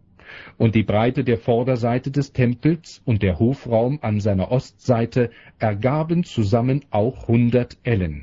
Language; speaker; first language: German; native; German